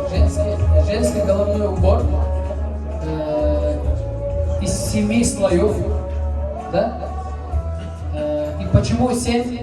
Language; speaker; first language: Russian; non-native, local second language; Kyrgyz